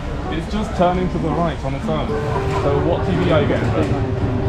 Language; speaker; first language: English; non-native, fluent; Polish